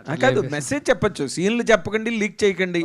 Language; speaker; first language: Telugu; native; Telugu